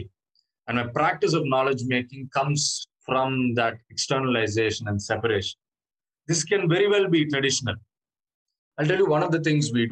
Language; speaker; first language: English; non-native, local second language; Tamil